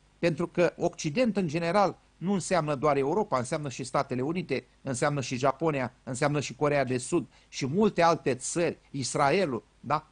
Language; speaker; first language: Romanian; native; Romanian